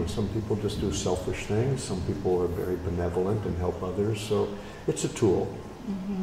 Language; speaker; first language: English; native; English